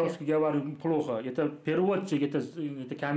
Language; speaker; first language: Russian; non-native, learner; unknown